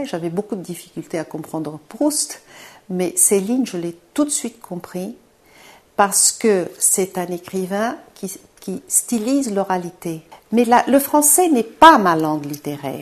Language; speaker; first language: French; non-native, fluent; Portuguese